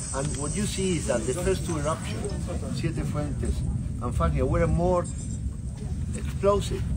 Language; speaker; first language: English; non-native, fluent; Spanish